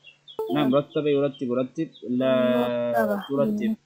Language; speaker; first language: Arabic; non-native, learner; Bangla